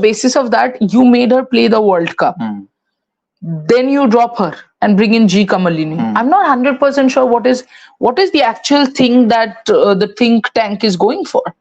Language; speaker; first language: English; non-native, local second language; Hindi